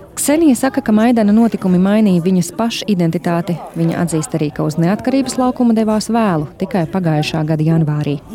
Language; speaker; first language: Latvian; native; Latvian